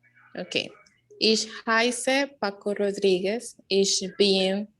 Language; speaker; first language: German; non-native, learner; Spanish